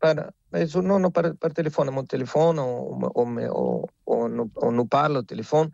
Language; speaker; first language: French; non-native, fluent; Spanish